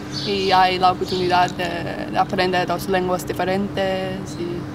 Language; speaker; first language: Spanish; non-native, learner; English